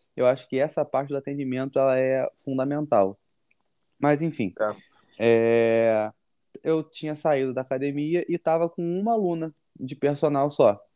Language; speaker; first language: Portuguese; native; Portuguese